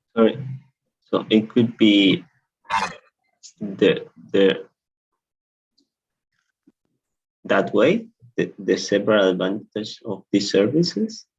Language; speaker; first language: English; non-native, learner; Spanish